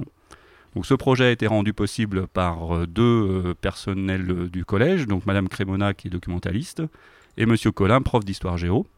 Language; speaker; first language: French; native; French